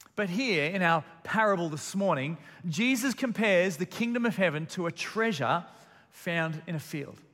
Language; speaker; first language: English; native; English